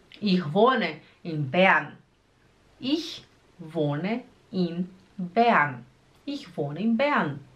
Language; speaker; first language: German; non-native, fluent; Portuguese